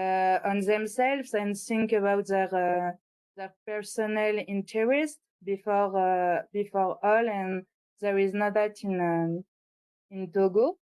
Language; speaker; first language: English; non-native, learner; French